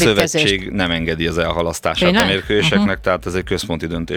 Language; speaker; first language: Hungarian; native; Hungarian